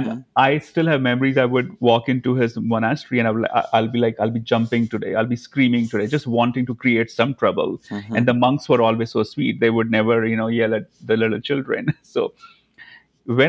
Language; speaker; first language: English; non-native, local second language; Hindi